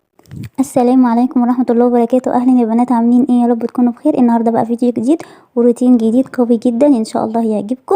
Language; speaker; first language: Arabic; native; Arabic